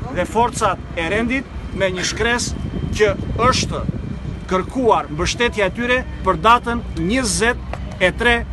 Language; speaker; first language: Albanian; non-native, local second language; Greek